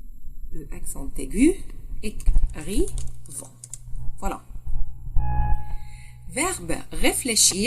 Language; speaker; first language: French; non-native, fluent; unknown